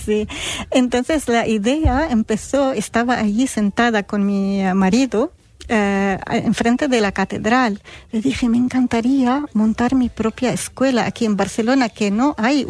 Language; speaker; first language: Spanish; non-native, fluent; Arabic